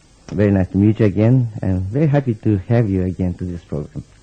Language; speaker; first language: English; non-native, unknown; Japanese